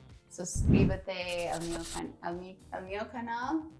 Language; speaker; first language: Spanish; non-native, learner; English